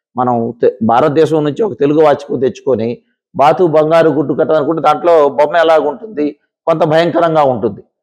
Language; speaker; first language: Telugu; native; Telugu